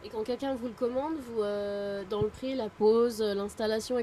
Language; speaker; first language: French; native; French